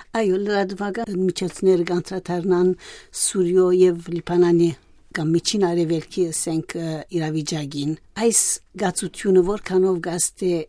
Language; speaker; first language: Armenian; early bilingual, heritage; Armenian